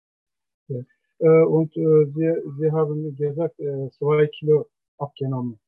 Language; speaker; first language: German; non-native, learner; Turkish